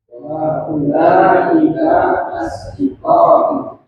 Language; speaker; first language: Arabic; non-native, learner; Indonesian